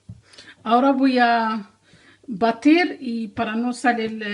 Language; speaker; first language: Spanish; non-native, learner; Arabic